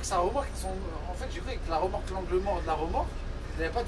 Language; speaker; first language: French; native; French